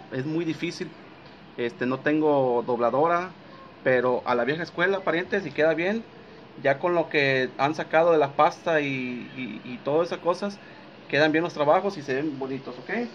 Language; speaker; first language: Spanish; native; Spanish